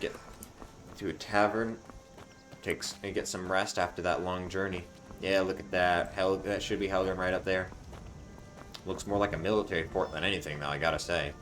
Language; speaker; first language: English; native; English